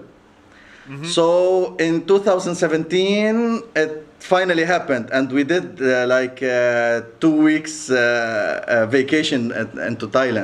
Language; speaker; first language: English; non-native, local second language; Arabic